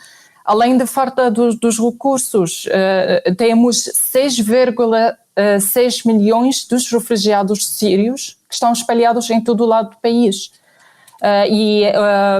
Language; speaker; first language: Portuguese; non-native, fluent; Arabic